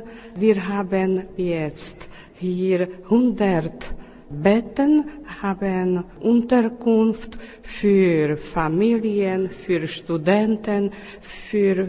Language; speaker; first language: German; non-native, fluent; Czech